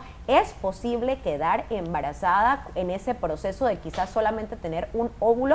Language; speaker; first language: Spanish; native; Spanish